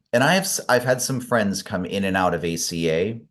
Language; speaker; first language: English; native; English